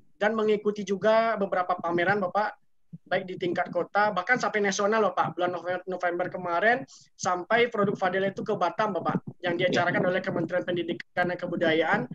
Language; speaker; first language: Indonesian; native; Indonesian